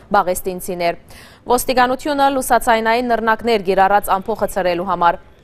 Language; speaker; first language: Armenian; early bilingual, heritage; Armenian